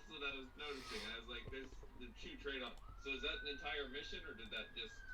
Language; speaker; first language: English; native; English